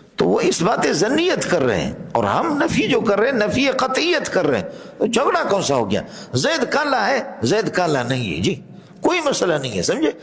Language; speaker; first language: Urdu; non-native, local second language; Baluchi